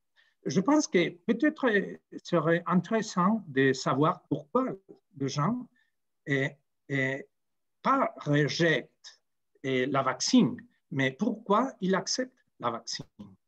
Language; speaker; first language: French; non-native, fluent; Spanish